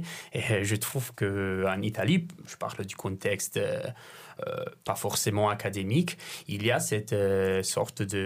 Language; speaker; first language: French; non-native, fluent; Italian